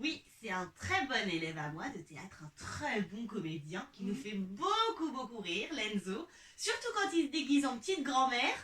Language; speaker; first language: French; native; French